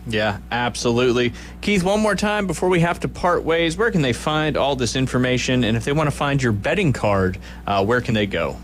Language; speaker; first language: English; native; English